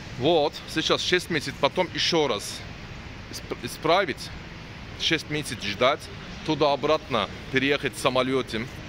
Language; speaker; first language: Russian; non-native, learner; Turkish